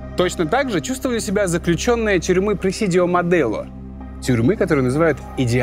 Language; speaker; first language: Russian; native; Russian